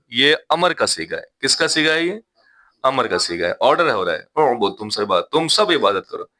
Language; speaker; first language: Urdu; native; Urdu